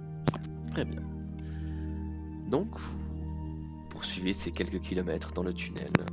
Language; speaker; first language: French; native; French